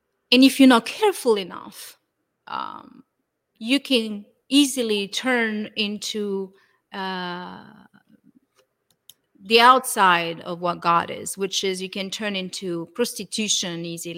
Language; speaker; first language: English; non-native, fluent; French